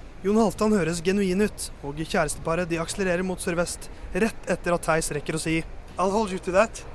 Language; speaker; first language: Norwegian; native; Norwegian